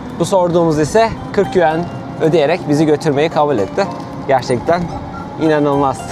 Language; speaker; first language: Turkish; native; Turkish